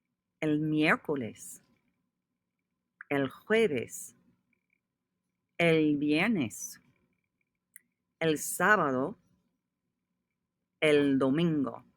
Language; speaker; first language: Spanish; non-native, fluent; English